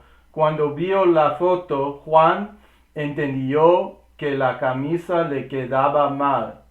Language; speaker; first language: Spanish; non-native, learner; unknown